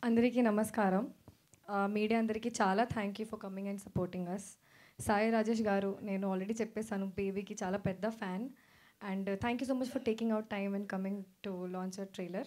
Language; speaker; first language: Telugu; non-native, fluent; Hindi